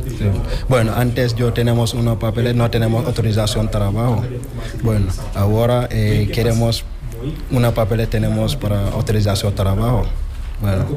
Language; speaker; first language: Spanish; non-native, learner; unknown